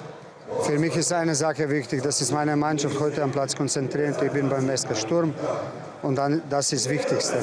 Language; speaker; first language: German; non-native, fluent; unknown